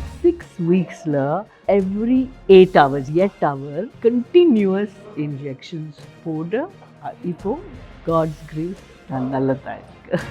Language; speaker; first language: Tamil; non-native, learner; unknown